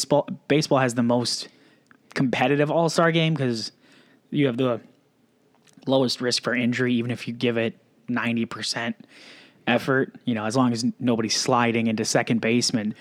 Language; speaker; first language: English; native; English